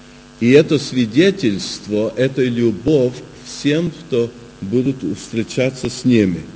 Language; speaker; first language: Russian; early bilingual, heritage; Russian